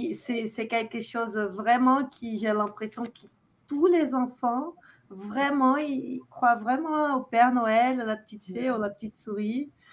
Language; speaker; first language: French; non-native, fluent; Portuguese